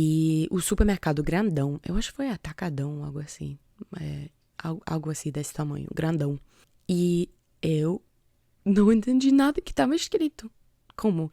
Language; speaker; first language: Portuguese; non-native, fluent; English